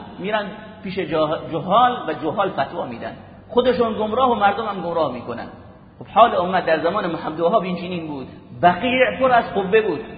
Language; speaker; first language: Persian; native; Persian